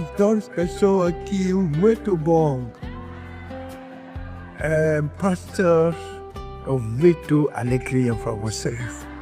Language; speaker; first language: Portuguese; non-native, learner; Lingala